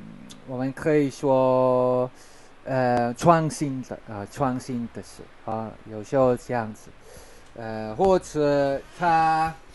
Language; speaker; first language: Chinese; non-native, learner; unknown